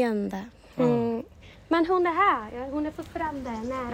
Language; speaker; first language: Swedish; non-native, learner; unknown